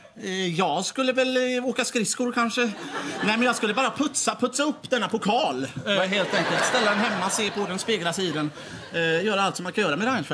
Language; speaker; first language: Swedish; native; Swedish